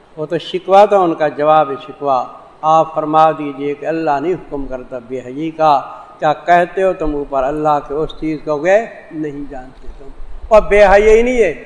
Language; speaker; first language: Urdu; non-native, local second language; Saraiki